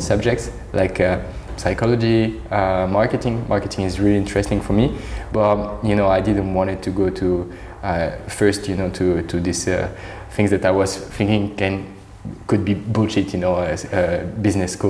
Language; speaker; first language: English; non-native, fluent; French